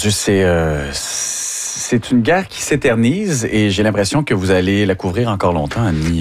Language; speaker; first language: French; native; French